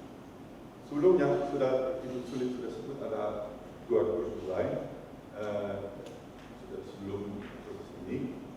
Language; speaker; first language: Indonesian; non-native, fluent; Dutch